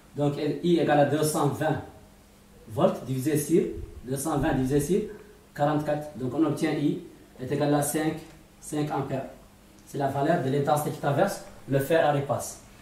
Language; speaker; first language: French; non-native, local second language; Arabic